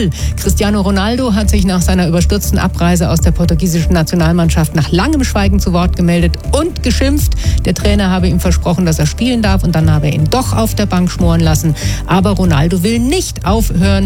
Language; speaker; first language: German; native; German